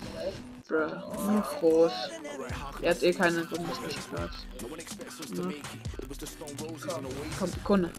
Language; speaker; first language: German; native; German